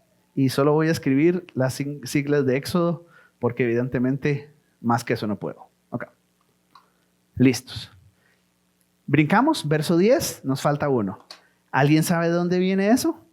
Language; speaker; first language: Spanish; native; Spanish